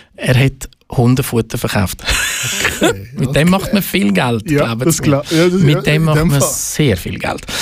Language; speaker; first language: German; native; German